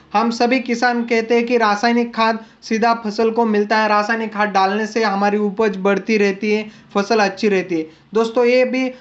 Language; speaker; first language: Hindi; non-native, local second language; Marathi